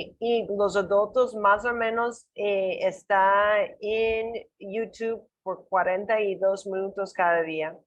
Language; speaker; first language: Spanish; non-native, learner; English